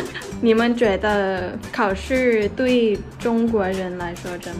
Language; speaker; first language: Chinese; non-native, fluent; Thai